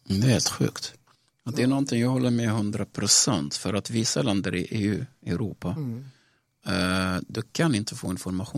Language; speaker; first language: Swedish; non-native, fluent; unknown